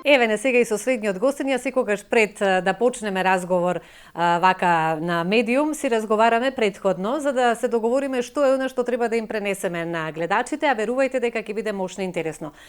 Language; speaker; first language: Macedonian; native; Macedonian